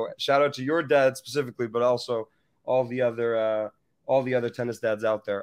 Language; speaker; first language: English; native; English